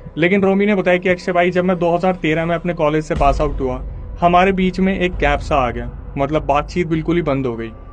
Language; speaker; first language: Hindi; native; Hindi